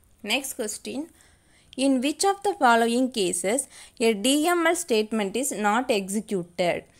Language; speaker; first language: English; non-native, local second language; Tamil